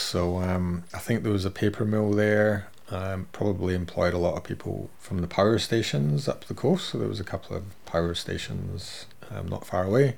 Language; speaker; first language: English; native; English